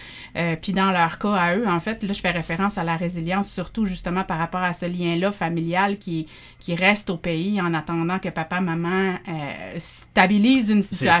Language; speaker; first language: French; native; French